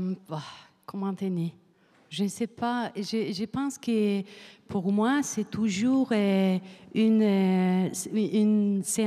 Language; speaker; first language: French; non-native, learner; Spanish